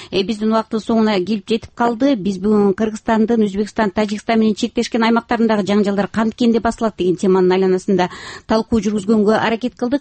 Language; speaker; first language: Kyrgyz; native; Kyrgyz